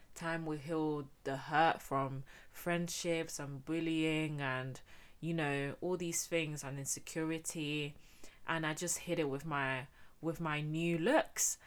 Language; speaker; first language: English; early bilingual, heritage; Spanish